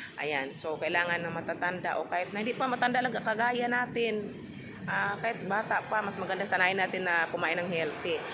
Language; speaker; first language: Filipino; non-native, local second language; Cebuano